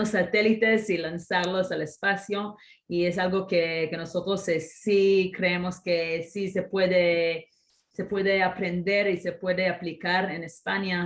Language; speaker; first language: Spanish; non-native, fluent; Hebrew